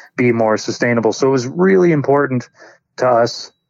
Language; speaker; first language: English; native; English